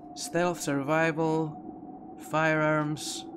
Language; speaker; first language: English; non-native, fluent; Greek